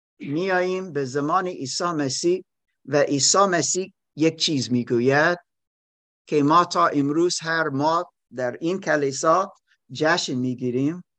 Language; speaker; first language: Persian; non-native, learner; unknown